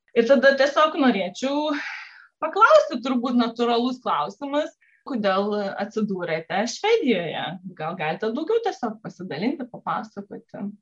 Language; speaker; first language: Lithuanian; native; Lithuanian